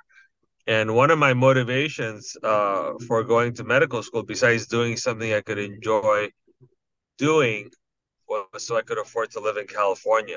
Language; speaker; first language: English; native; English